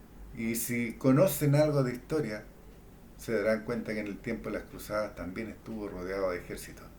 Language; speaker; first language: Spanish; native; Spanish